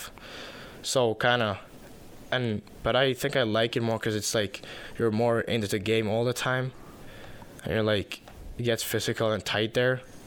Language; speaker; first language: English; non-native, fluent; Finnish